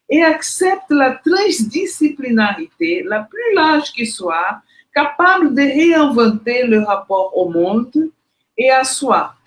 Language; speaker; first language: French; non-native, fluent; Portuguese